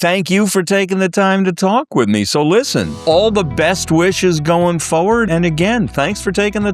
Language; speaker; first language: English; native; English